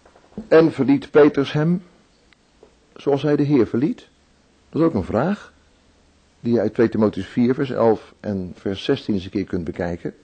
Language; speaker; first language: Dutch; native; Dutch